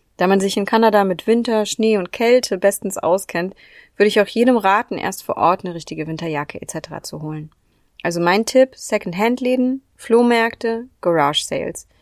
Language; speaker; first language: German; native; German